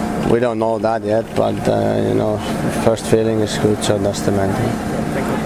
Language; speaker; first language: English; non-native, fluent; Finnish